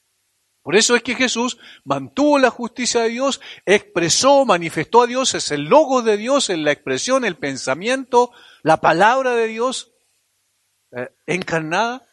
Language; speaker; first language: Spanish; native; Spanish